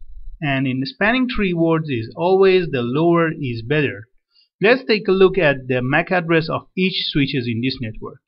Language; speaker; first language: English; non-native, fluent; Persian